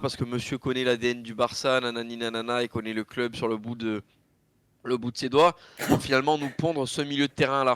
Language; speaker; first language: French; native; French